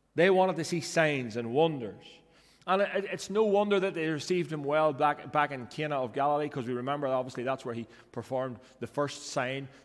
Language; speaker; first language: English; native; English